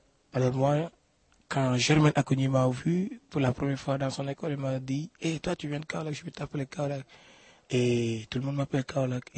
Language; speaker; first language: French; non-native, local second language; Wolof